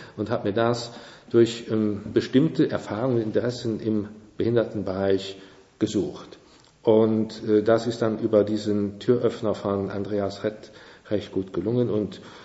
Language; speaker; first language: German; non-native, local second language; Luxembourgish